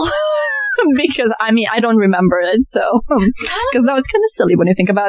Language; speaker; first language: English; non-native, fluent; Romanian